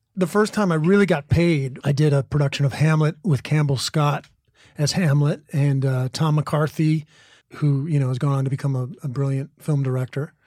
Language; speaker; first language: English; native; English